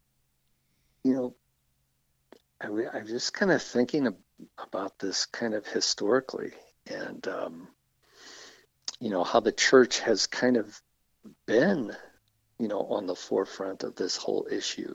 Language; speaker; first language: English; native; English